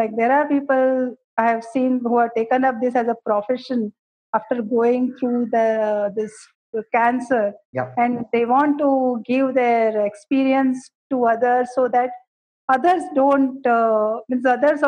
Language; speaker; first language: English; non-native, local second language; Kannada